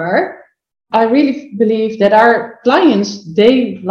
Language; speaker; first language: English; non-native, fluent; Dutch